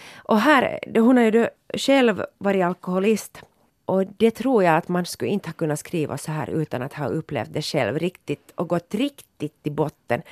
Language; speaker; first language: Swedish; native; Swedish